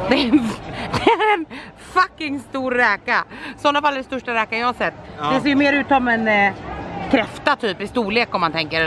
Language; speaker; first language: Swedish; native; Swedish